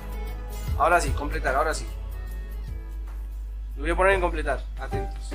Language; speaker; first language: Spanish; native; Spanish